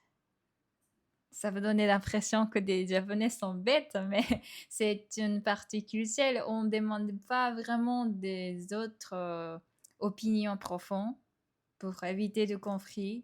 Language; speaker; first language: French; non-native, fluent; Japanese